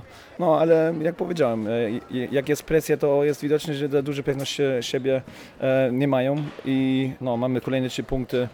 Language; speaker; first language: Polish; non-native, fluent; German